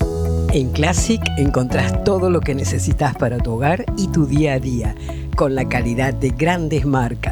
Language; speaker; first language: Spanish; native; Spanish